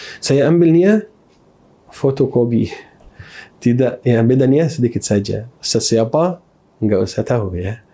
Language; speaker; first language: Malay; non-native, fluent; Arabic